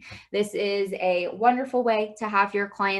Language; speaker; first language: English; native; English